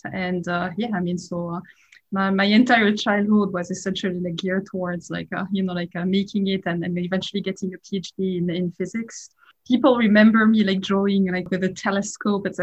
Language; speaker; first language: English; non-native, fluent; French